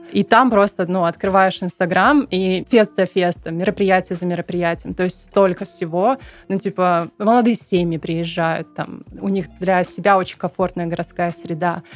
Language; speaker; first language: Russian; non-native, local second language; Tatar